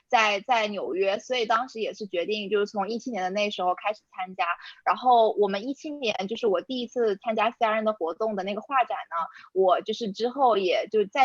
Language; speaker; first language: Chinese; native; Chinese